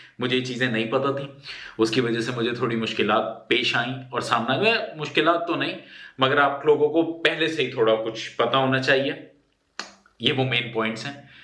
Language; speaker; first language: Urdu; native; Urdu